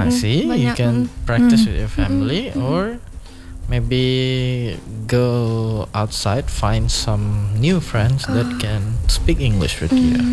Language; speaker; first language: English; non-native, fluent; Indonesian